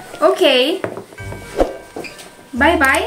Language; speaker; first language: English; non-native, local second language; Filipino